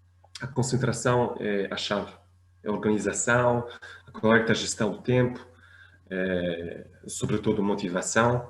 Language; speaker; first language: Portuguese; non-native, fluent; French